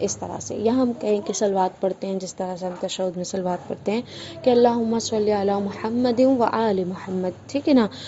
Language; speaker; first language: Urdu; native; Urdu